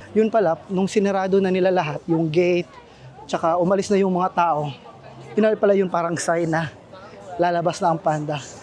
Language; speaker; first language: Filipino; native; Filipino